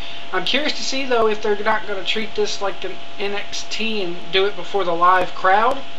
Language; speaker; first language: English; native; English